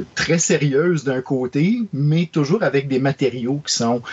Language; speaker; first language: French; native; French